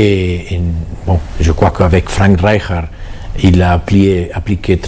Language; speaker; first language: French; non-native, fluent; Catalan